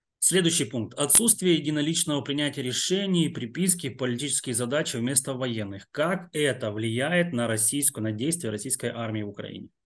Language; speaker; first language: Russian; non-native, local second language; Ukrainian